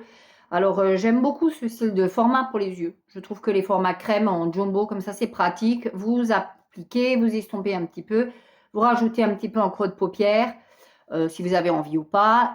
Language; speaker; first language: French; native; French